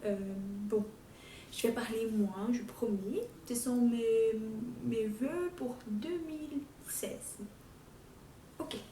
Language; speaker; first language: French; non-native, fluent; Portuguese